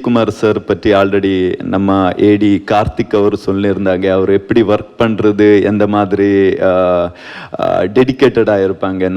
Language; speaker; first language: Tamil; non-native, learner; Kannada